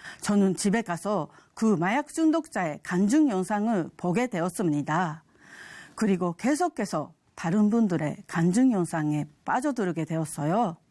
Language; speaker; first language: Korean; non-native, fluent; Japanese